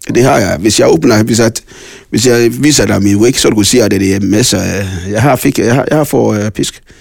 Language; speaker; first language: Danish; non-native, fluent; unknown